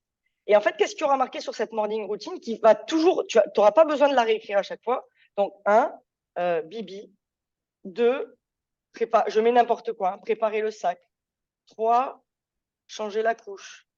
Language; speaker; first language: French; native; French